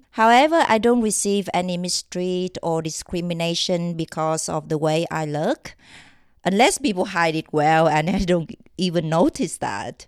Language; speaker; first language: English; non-native, fluent; Vietnamese